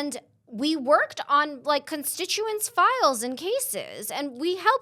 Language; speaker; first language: English; native; English